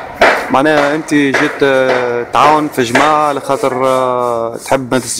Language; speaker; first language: Arabic; native; Arabic